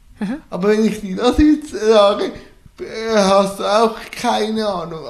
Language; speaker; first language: German; native; German